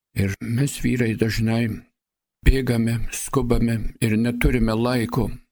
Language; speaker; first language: Lithuanian; early bilingual, heritage; Lithuanian